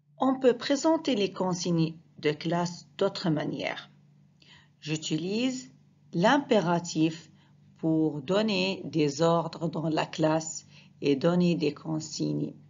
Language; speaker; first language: French; non-native, fluent; Arabic